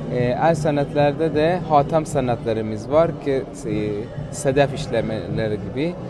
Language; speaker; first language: Turkish; non-native, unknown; Persian